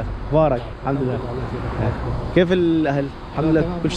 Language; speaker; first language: Arabic; native; Arabic